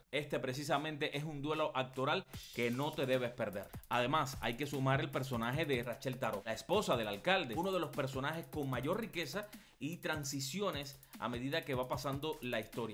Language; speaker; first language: Spanish; native; Spanish